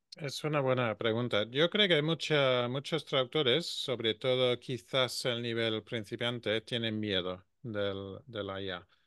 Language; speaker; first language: Spanish; non-native, fluent; English